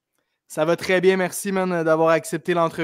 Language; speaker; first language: French; native; French